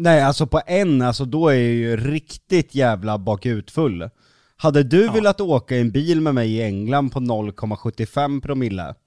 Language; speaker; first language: Swedish; native; Swedish